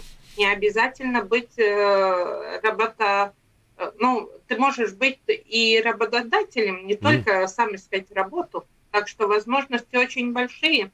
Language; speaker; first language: Russian; non-native, local second language; Latvian